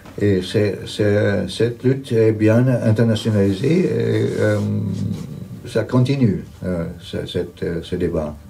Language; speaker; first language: French; non-native, fluent; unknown